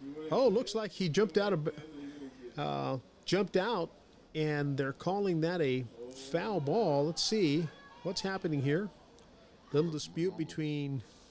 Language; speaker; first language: English; native; English